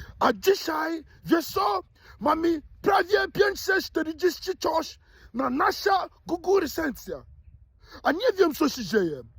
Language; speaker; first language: Polish; non-native, learner; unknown